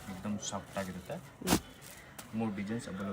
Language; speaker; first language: Kannada; non-native, local second language; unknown